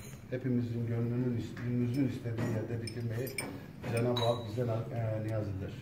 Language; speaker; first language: Turkish; native; Turkish